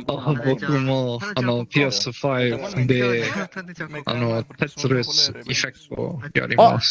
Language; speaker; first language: Japanese; non-native, learner; English